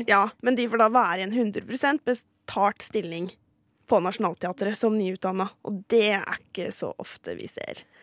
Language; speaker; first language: Norwegian; native; Norwegian